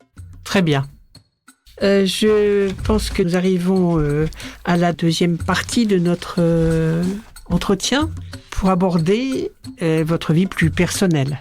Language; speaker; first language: French; native; French